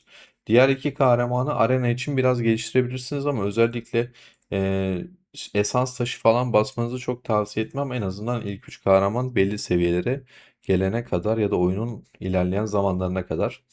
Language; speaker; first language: Turkish; native; Turkish